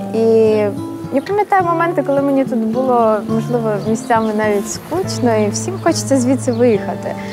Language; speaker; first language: Ukrainian; native; Ukrainian